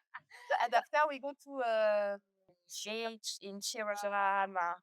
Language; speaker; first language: English; non-native, learner; French